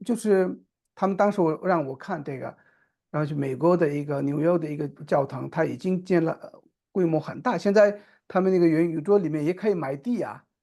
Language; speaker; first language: Chinese; non-native, local second language; Tibetan